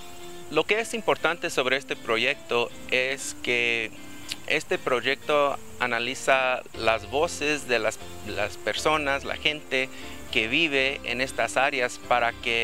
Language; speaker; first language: Spanish; early bilingual, heritage; Spanish